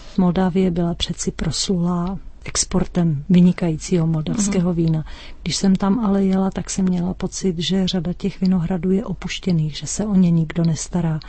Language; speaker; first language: Czech; native; Czech